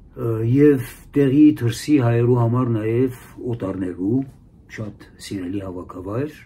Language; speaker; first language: Armenian; early bilingual, heritage; Armenian